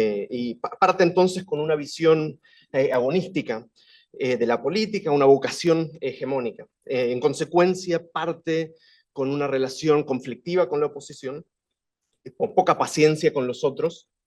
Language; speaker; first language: Spanish; native; Spanish